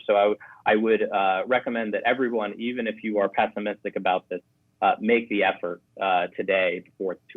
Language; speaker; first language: English; native; English